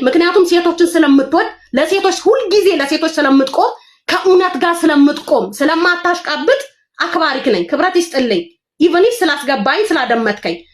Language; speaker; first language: Amharic; non-native, local second language; Oromo